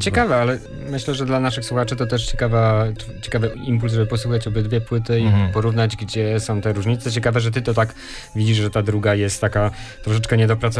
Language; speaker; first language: Polish; native; Polish